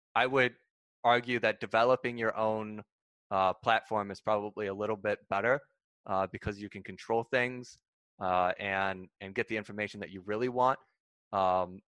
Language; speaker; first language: English; native; English